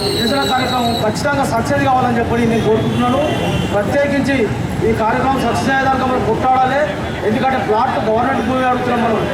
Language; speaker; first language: Telugu; native; Telugu